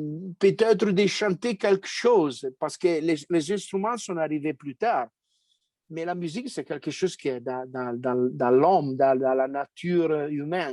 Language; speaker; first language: French; non-native, fluent; Italian